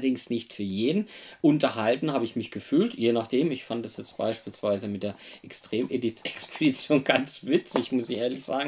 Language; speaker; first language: German; native; German